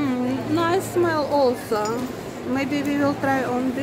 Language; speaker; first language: English; non-native, learner; Russian